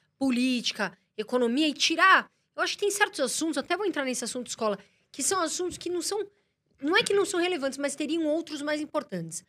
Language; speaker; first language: Portuguese; native; Portuguese